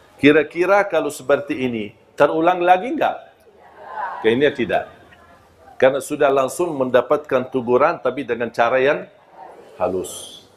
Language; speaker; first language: Malay; non-native, fluent; Arabic